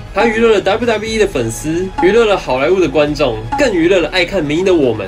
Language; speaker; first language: Chinese; native; Chinese